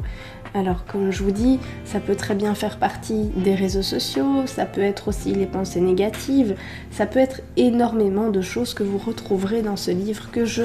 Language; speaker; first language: French; native; French